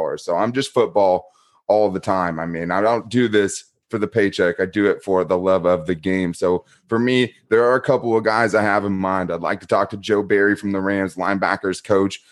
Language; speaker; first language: English; native; English